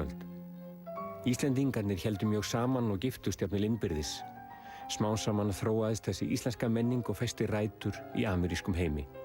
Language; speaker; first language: Icelandic; native; Icelandic